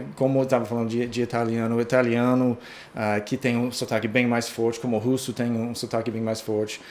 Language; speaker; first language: Portuguese; non-native, fluent; English